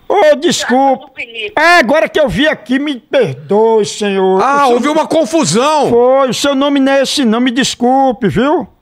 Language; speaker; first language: Portuguese; native; Portuguese